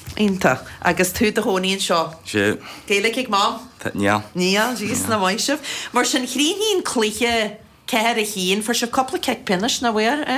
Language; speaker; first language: Irish; native; Irish